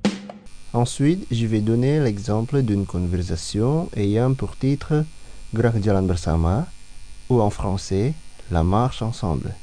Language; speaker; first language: French; non-native, fluent; Indonesian